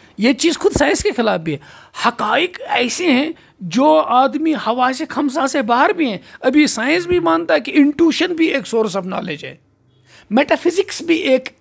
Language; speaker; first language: Urdu; non-native, local second language; Kashmiri